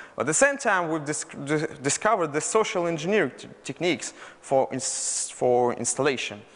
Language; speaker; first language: English; non-native, fluent; Russian